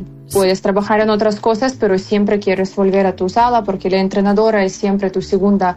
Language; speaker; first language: Spanish; non-native, fluent; Ukrainian